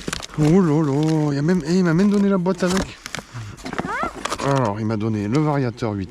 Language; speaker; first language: French; native; French